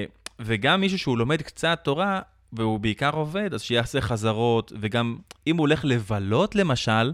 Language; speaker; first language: Hebrew; native; Hebrew